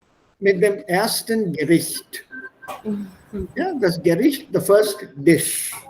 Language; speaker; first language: German; non-native, fluent; Hindi